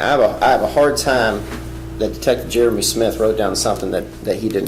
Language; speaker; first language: English; native; English